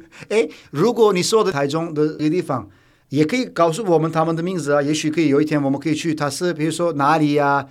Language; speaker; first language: Chinese; non-native, fluent; Turkish